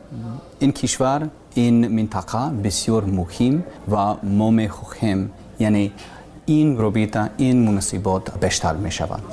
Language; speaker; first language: Persian; non-native, learner; English